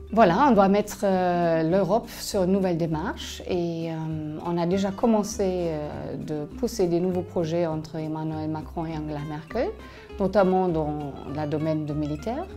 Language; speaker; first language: French; non-native, fluent; German